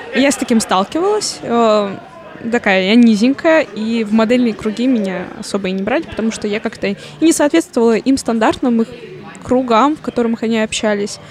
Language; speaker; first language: Russian; native; Russian